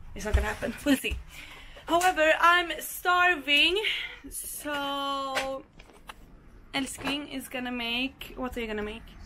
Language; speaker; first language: English; non-native, fluent; Swedish